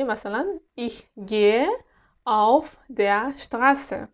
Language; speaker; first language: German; non-native, fluent; Uzbek